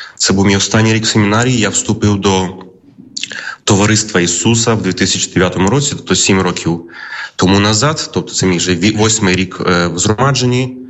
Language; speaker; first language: Ukrainian; early bilingual, heritage; Ukrainian